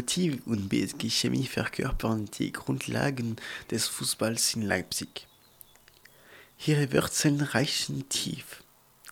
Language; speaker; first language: German; native; German